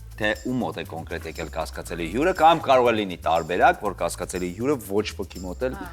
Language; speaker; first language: Armenian; native; Armenian